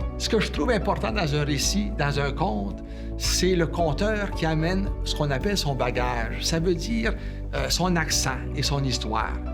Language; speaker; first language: French; native; French